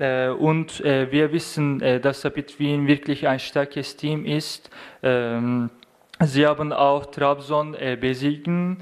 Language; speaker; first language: German; non-native, fluent; Turkish